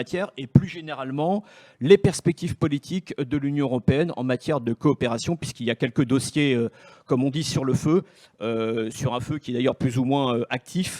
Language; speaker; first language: French; native; French